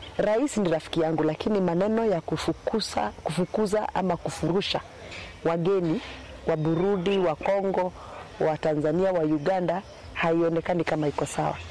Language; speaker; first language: Swahili; non-native, local second language; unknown